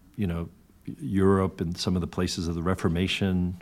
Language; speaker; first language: English; early bilingual, other home language; Korean